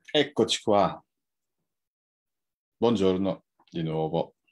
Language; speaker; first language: Italian; non-native, fluent; Japanese